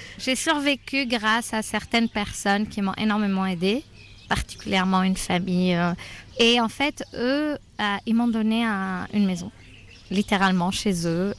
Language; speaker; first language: French; non-native, local second language; Arabic